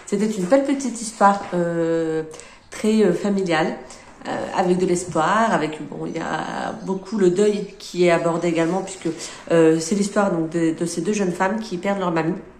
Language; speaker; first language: French; native; French